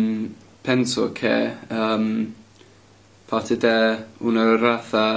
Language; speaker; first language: Spanish; non-native, learner; English